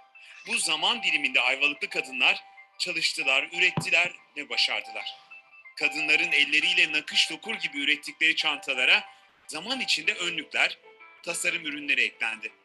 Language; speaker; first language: Turkish; native; Turkish